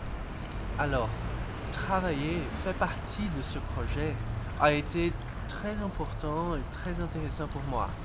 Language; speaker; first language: French; non-native, fluent; Portuguese